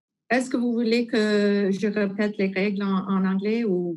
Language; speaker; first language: French; non-native, fluent; English